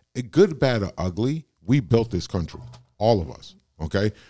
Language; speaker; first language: English; native; English